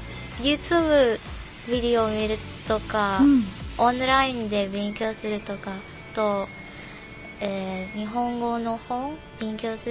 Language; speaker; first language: Japanese; non-native, learner; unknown